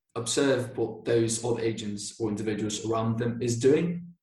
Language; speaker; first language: English; non-native, fluent; Spanish